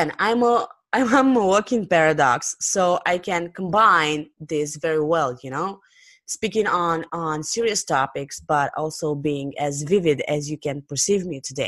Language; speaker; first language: English; non-native, fluent; Romanian